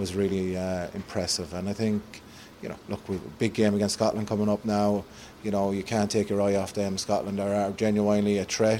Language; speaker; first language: English; native; English